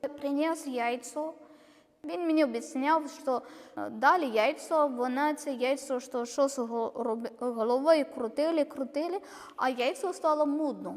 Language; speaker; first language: Ukrainian; non-native, learner; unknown